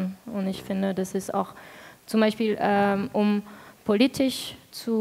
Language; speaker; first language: German; non-native, fluent; French